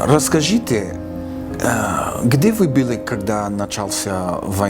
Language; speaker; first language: Russian; non-native, learner; English